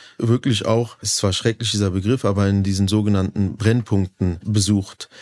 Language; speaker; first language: German; early bilingual, other home language; Turkish